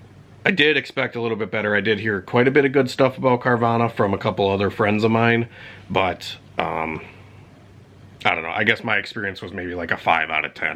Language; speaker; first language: English; native; English